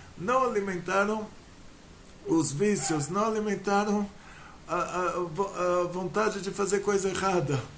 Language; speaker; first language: Portuguese; non-native, fluent; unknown